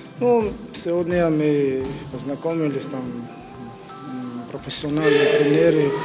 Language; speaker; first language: Russian; non-native, fluent; Georgian